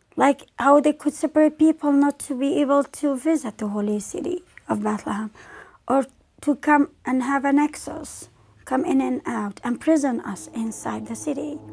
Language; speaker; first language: English; non-native, fluent; Arabic